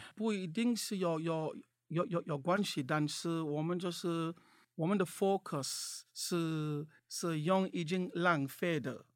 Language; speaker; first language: Chinese; non-native, fluent; English